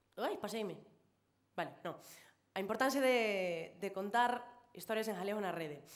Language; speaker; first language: Galician; native; Galician